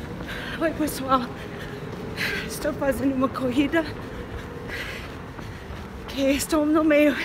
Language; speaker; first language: Portuguese; non-native, fluent; English